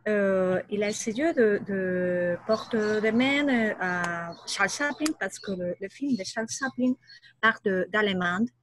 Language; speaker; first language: French; non-native, learner; Spanish